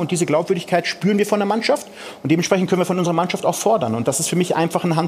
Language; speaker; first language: German; native; German